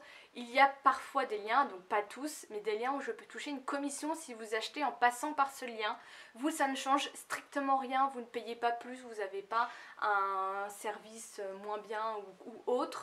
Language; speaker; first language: French; native; French